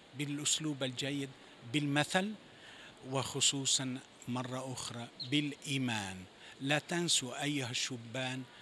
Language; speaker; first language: Arabic; non-native, fluent; Italian